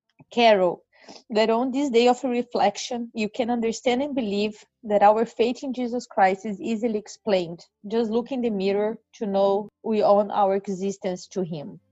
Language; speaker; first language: English; non-native, fluent; Portuguese